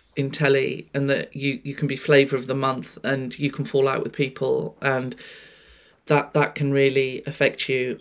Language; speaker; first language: English; native; English